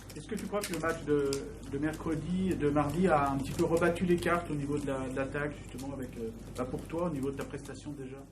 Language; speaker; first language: French; native; French